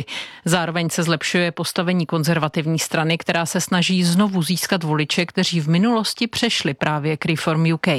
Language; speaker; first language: Czech; native; Czech